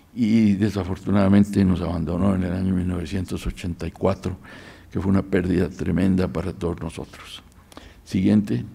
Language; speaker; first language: Spanish; native; Spanish